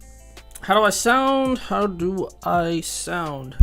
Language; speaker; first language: English; native; English